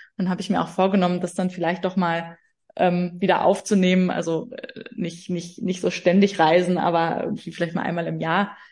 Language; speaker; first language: German; native; German